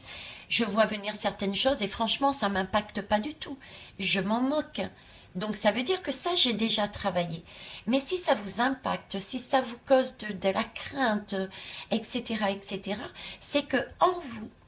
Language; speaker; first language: French; native; French